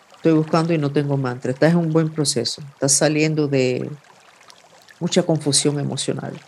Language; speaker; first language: Spanish; non-native, fluent; English